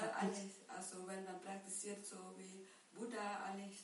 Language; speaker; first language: German; non-native, learner; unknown